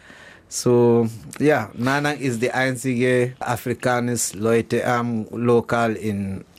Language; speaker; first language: German; non-native, learner; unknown